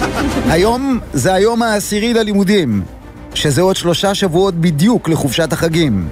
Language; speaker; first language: Hebrew; native; Hebrew